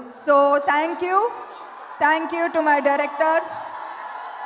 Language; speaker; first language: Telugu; non-native, fluent; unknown